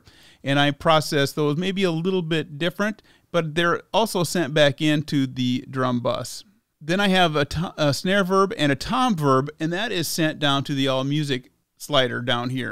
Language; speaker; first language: English; native; English